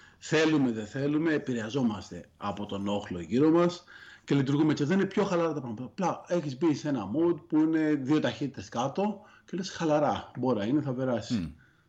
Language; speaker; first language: Greek; native; Greek